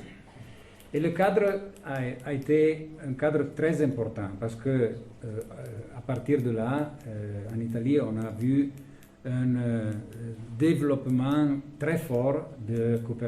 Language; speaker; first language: French; non-native, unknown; Italian